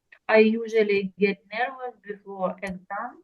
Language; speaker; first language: English; non-native, learner; Russian